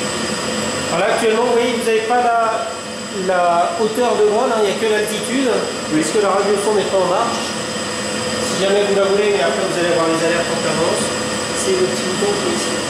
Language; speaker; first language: French; native; French